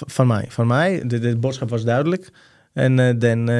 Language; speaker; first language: Dutch; non-native, fluent; Greek